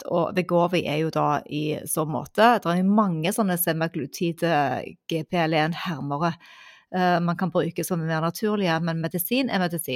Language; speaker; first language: Norwegian; native; Norwegian